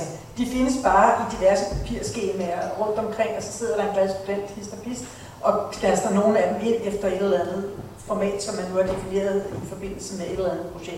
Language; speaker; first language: Danish; native; Danish